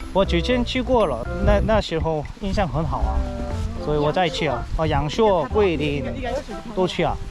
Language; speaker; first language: Chinese; non-native, learner; Korean